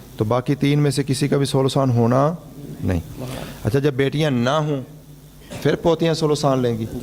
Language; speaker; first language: Urdu; non-native, local second language; Punjabi